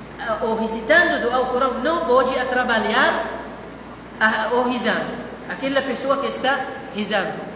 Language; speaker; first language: Portuguese; non-native, fluent; Arabic